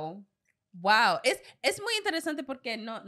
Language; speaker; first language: Spanish; non-native, learner; English